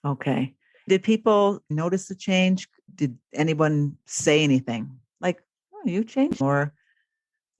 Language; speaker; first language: English; native; English